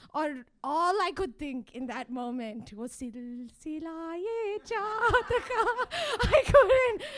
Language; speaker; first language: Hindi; early bilingual, heritage; Hindi